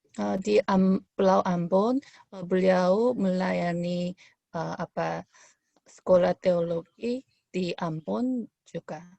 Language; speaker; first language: Indonesian; non-native, fluent; Korean